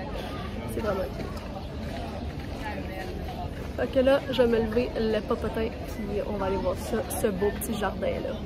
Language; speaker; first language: French; native; French